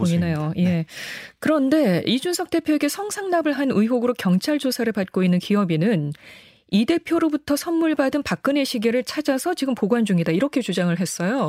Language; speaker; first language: Korean; native; Korean